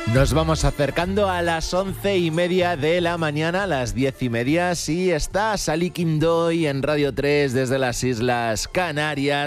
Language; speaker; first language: Spanish; native; Spanish